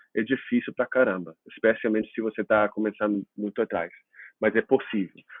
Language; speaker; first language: Portuguese; non-native, fluent; English